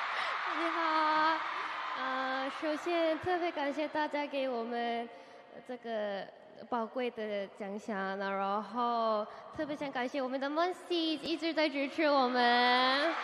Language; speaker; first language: Chinese; non-native, learner; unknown